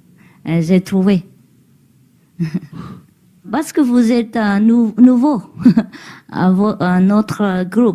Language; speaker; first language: French; non-native, learner; Vietnamese